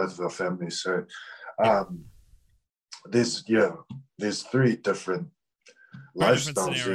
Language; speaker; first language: English; native; English